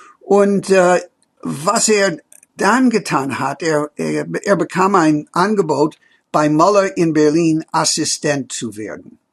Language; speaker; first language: German; non-native, fluent; English